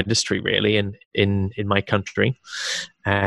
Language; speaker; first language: English; native; English